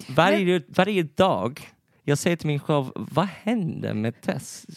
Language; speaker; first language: Swedish; non-native, learner; English